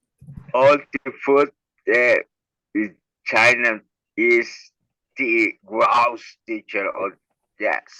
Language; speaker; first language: English; non-native, learner; Spanish